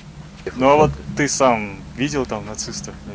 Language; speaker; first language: Russian; native; Russian